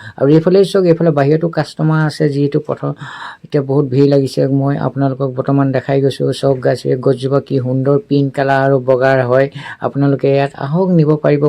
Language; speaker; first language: Assamese; native; Assamese